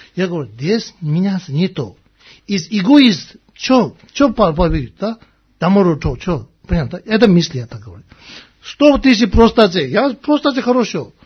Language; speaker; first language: Russian; non-native, learner; Tibetan